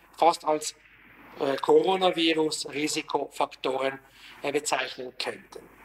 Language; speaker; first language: German; non-native, local second language; Italian